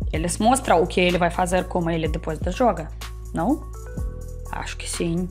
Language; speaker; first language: Portuguese; non-native, learner; Russian